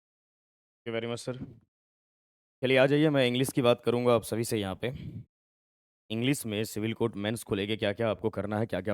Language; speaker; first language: Hindi; native; Hindi